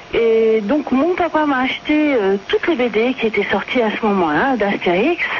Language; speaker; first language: French; early bilingual, other home language; Portuguese